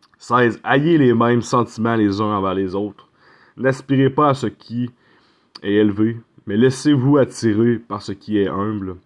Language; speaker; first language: French; native; French